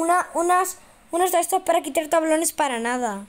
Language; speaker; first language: Spanish; native; Spanish